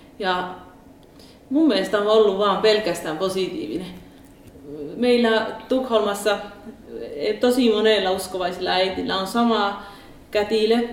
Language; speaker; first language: Finnish; early bilingual, heritage; Finnish